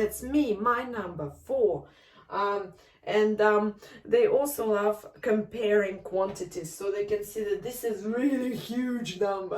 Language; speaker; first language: English; non-native, fluent; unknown